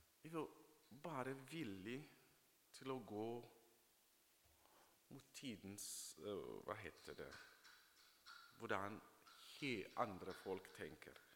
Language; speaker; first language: Norwegian; non-native, fluent; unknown